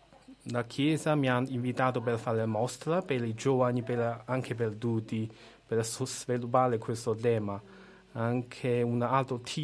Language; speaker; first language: Italian; non-native, learner; Chinese